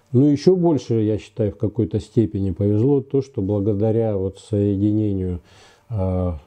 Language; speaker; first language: Russian; native; Russian